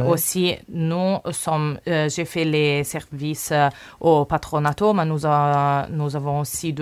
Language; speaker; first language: French; non-native, learner; Italian